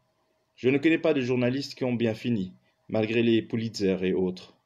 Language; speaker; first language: French; non-native, local second language; Kabyle